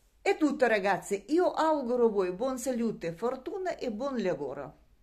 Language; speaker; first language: Italian; non-native, learner; Russian